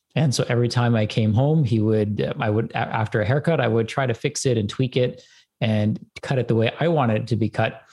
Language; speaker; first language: English; early bilingual, other home language; Hindi